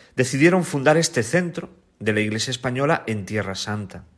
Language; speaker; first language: Spanish; native; Spanish